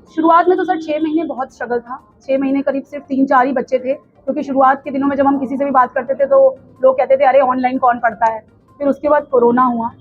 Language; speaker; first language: Hindi; native; Hindi